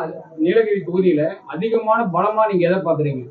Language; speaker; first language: Tamil; native; Tamil